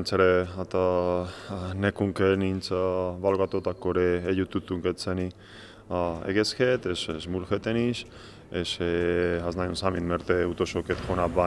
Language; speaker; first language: Hungarian; non-native, learner; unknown